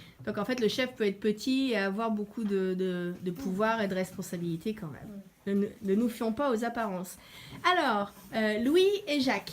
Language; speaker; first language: French; native; French